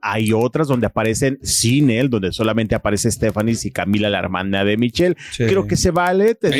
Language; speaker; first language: Spanish; native; Spanish